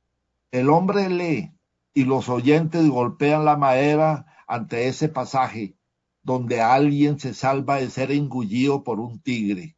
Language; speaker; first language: Spanish; native; Spanish